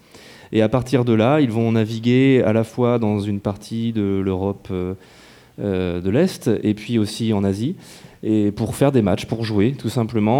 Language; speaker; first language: French; native; French